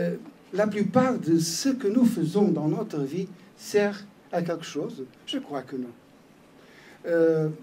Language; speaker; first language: French; non-native, fluent; Portuguese